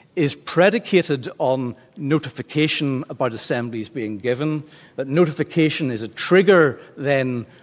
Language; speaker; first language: English; native; English